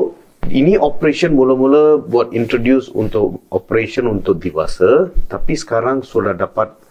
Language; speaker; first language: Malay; non-native, local second language; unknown